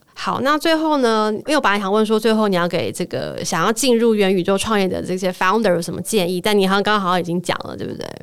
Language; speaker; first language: Chinese; native; Chinese